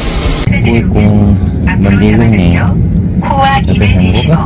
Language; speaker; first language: Vietnamese; non-native, learner; Korean